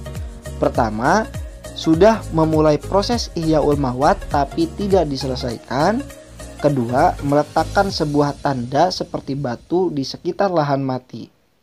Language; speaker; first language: Indonesian; native; Indonesian